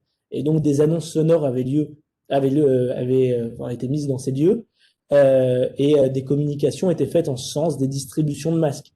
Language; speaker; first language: French; native; French